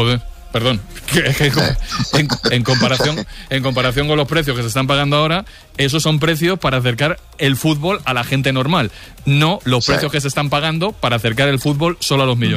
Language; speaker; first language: Spanish; native; Spanish